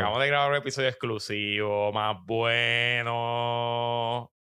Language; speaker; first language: Spanish; native; Spanish